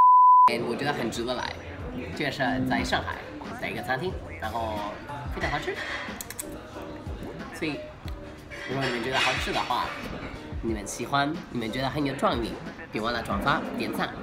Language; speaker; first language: Chinese; non-native, fluent; English